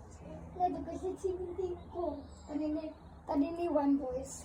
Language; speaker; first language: Welsh; native; Welsh